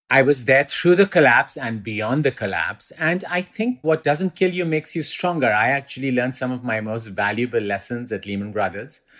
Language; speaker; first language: English; non-native, local second language; Urdu